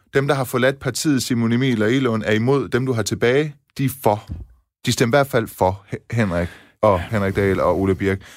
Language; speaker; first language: Danish; early bilingual, other home language; Persian